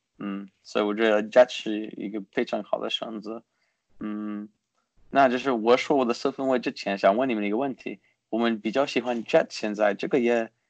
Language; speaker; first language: Chinese; early bilingual, heritage; Chinese